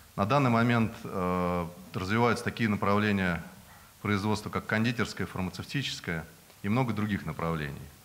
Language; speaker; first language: Russian; native; Russian